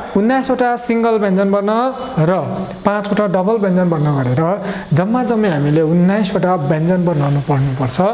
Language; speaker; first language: Nepali; non-native, local second language; Eastern Tamang